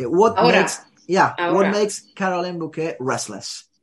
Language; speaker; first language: English; non-native, fluent; Spanish